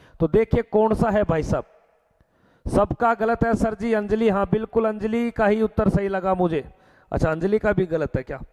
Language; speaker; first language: Hindi; native; Hindi